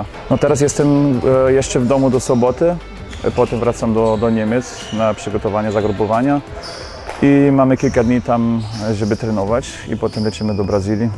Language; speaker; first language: Polish; early bilingual, heritage; German